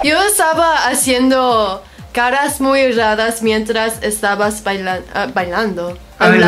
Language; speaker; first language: Spanish; non-native, learner; English